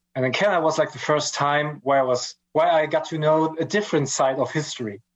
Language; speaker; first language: English; non-native, fluent; German